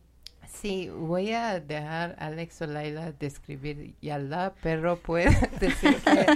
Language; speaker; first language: Spanish; non-native, learner; Persian